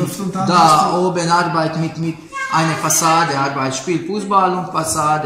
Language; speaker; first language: German; non-native, learner; Croatian